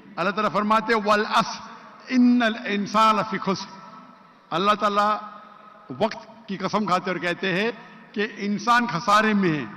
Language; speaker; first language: Urdu; non-native, local second language; Konkani